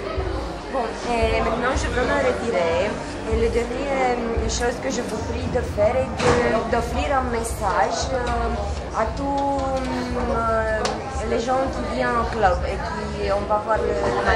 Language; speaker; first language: French; non-native, fluent; Romanian